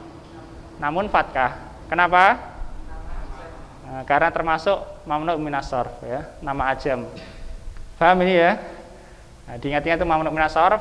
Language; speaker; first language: Indonesian; native; Indonesian